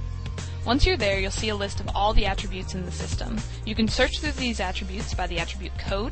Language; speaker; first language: English; native; English